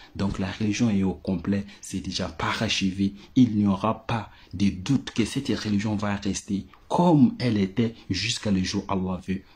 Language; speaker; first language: French; non-native, local second language; Bambara